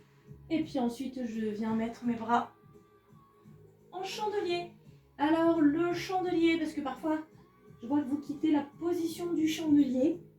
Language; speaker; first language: French; native; French